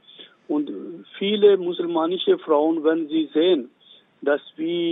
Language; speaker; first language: German; non-native, learner; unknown